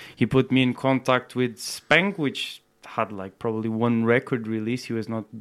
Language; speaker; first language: English; non-native, fluent; Portuguese